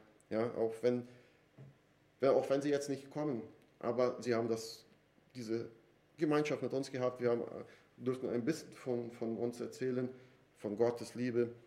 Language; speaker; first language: German; non-native, fluent; Portuguese